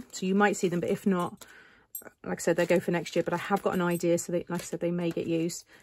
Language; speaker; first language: English; native; English